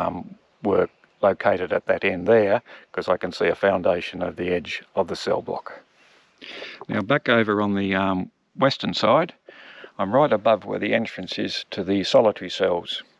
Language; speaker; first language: English; native; English